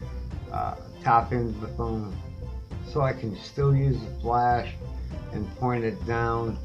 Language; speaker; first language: English; native; English